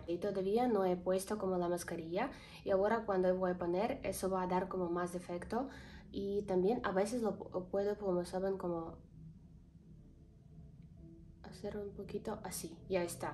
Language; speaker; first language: Spanish; non-native, learner; Ukrainian